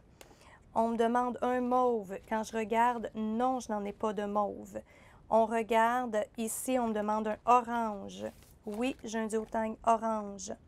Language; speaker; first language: French; native; French